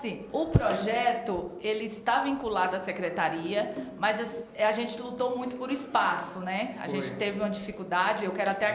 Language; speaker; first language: Portuguese; native; Portuguese